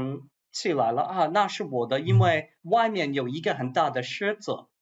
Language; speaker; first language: Chinese; non-native, fluent; English